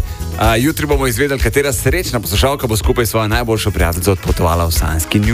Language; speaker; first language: Slovenian; native; Slovenian